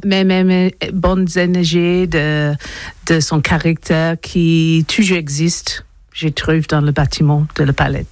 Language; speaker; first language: French; non-native, learner; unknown